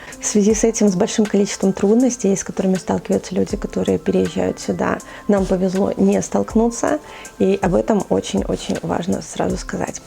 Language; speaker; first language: Russian; native; Russian